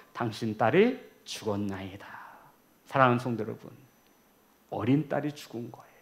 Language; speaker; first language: Korean; native; Korean